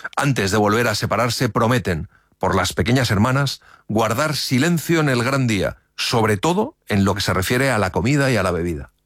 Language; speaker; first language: Spanish; native; Spanish